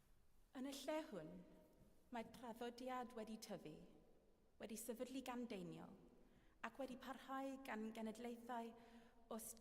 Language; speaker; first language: Welsh; non-native, fluent; English